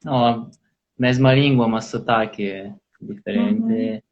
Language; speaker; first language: Portuguese; non-native, learner; Polish